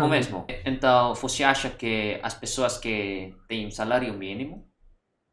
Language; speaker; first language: Portuguese; non-native, fluent; Indonesian